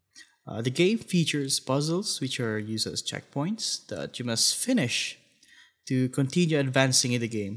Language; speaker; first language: English; non-native, fluent; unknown